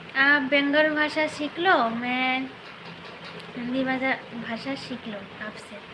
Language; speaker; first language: Hindi; non-native, local second language; Bangla